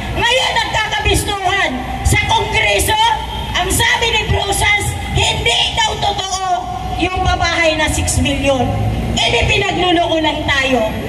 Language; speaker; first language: Filipino; non-native, local second language; Waray